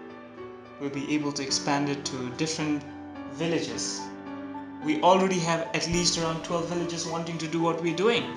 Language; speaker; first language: English; non-native, local second language; Nepali